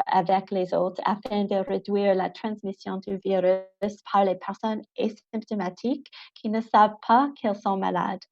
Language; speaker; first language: French; non-native, local second language; English